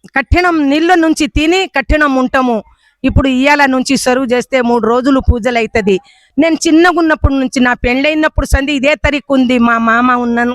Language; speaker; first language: Telugu; non-native, local second language; Lambadi